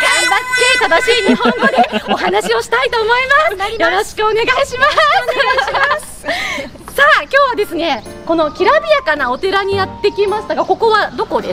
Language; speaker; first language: Japanese; native; Japanese